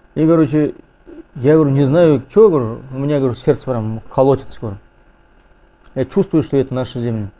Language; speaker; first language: Russian; non-native, local second language; Kazakh